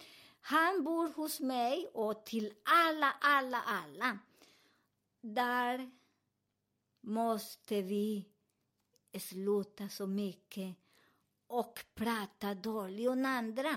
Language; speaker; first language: Swedish; non-native, learner; Spanish